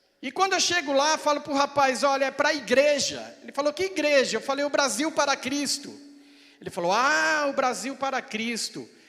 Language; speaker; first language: Portuguese; native; Portuguese